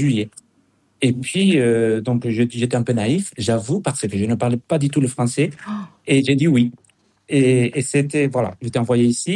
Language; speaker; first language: French; non-native, fluent; Spanish